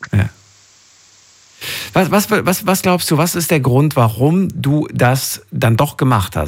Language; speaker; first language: German; native; German